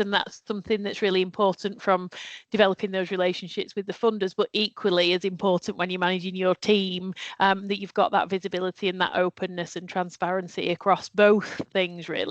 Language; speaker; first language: English; native; English